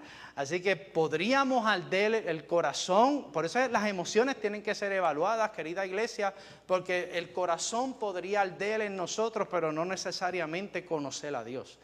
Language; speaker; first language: Spanish; native; Spanish